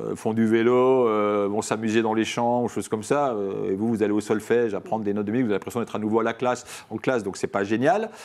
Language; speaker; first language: French; native; French